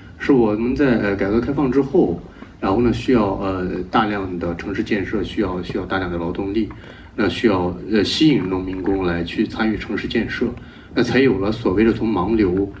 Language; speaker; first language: Chinese; native; Chinese